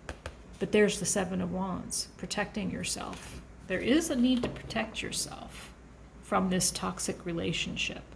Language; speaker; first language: English; native; English